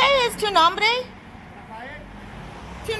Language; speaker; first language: Spanish; non-native, learner; English